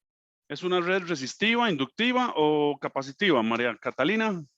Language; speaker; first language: Spanish; native; Spanish